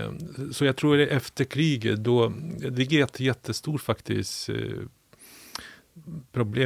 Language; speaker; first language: Swedish; non-native, fluent; Ukrainian